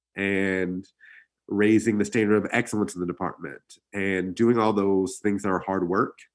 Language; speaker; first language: English; native; English